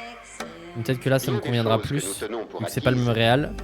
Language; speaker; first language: French; native; French